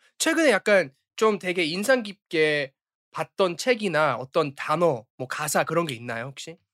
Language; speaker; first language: Korean; early bilingual, heritage; Korean